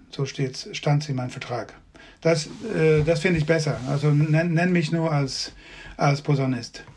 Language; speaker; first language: German; non-native, fluent; Swedish